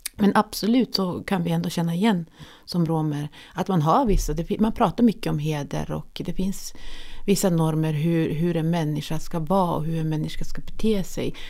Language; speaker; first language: Swedish; native; Swedish